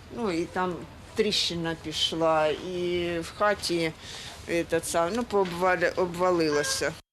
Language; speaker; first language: Ukrainian; native; Ukrainian